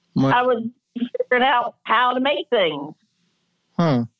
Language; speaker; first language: English; native; English